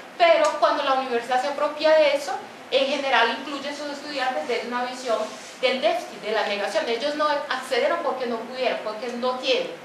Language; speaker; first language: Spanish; non-native, fluent; Portuguese